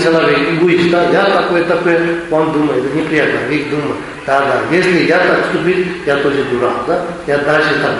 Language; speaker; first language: Russian; non-native, learner; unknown